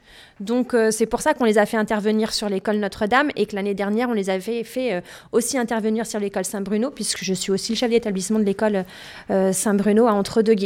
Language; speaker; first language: French; native; French